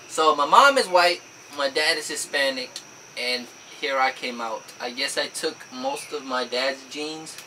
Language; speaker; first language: English; native; English